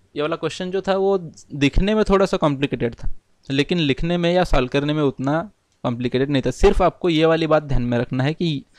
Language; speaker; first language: Hindi; non-native, local second language; Marathi